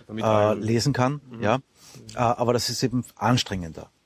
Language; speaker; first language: German; native; German